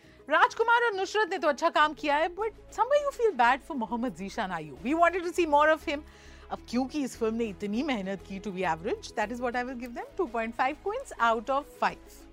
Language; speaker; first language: Hindi; native; Hindi